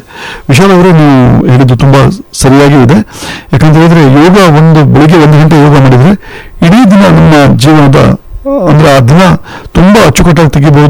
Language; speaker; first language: Kannada; native; Kannada